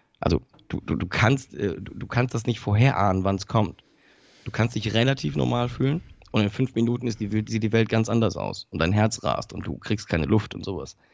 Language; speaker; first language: German; early bilingual, other home language; Polish